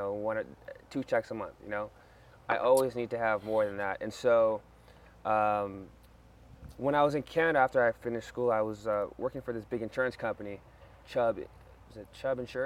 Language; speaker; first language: English; non-native, fluent; French